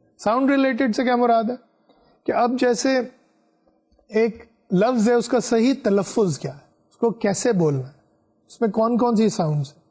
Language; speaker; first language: Urdu; non-native, local second language; Punjabi